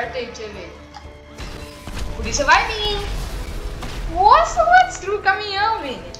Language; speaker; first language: Portuguese; native; Portuguese